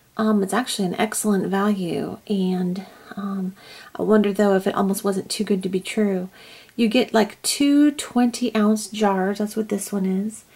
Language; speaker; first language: English; native; English